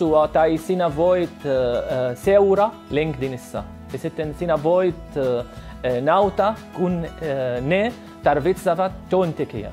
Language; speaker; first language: Finnish; non-native, learner; Arabic